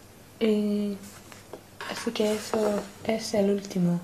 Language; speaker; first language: Spanish; non-native, learner; English